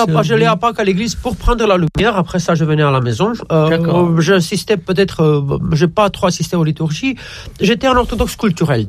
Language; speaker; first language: French; non-native, fluent; Romanian